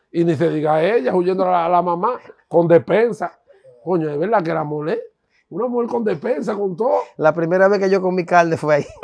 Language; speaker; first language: Spanish; native; Spanish